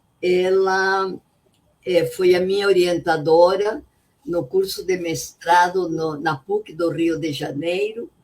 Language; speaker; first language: Portuguese; non-native, fluent; Spanish